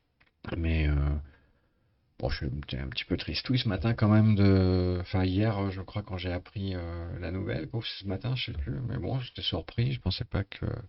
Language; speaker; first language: French; native; French